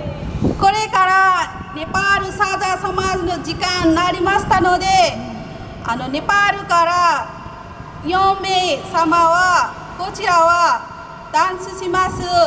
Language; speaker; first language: Japanese; non-native, learner; Nepali